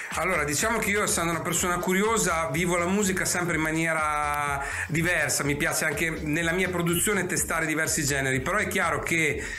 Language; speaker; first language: Italian; native; Italian